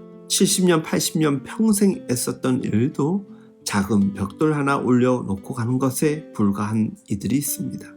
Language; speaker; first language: Korean; native; Korean